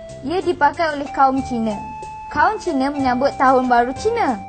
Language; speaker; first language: Malay; native; Malay